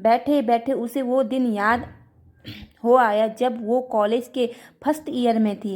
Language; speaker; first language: Hindi; native; Hindi